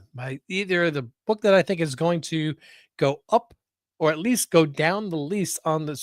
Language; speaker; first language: English; native; English